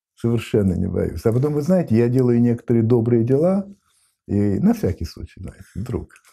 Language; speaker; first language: Russian; non-native, fluent; French